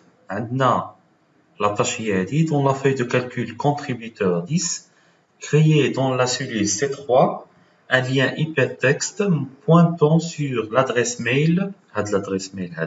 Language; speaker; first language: French; non-native, local second language; Arabic